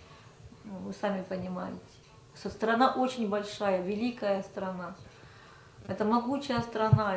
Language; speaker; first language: Russian; native; Russian